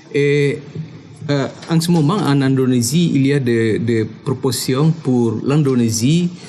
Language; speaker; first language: French; non-native, fluent; Indonesian